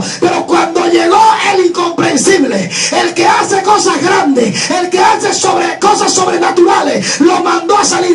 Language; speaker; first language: Spanish; native; Spanish